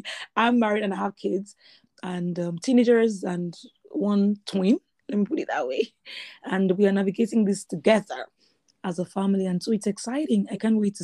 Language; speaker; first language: English; non-native, local second language; Yoruba